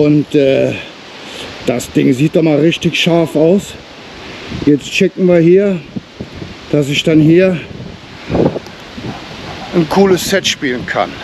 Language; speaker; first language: German; native; German